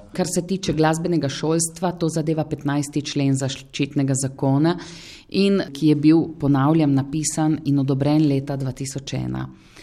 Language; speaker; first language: Slovenian; native; Slovenian